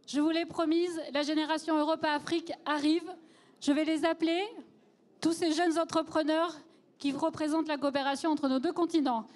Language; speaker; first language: French; native; French